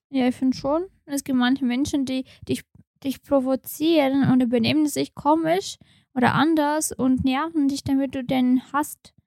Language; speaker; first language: German; non-native, fluent; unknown